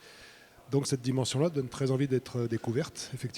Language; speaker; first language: French; native; French